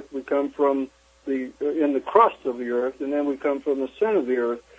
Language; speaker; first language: English; native; English